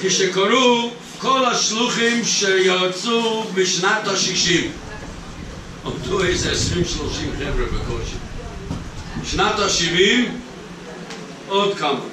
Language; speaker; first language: Hebrew; non-native, fluent; English